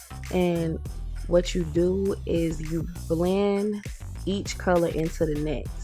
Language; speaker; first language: English; native; English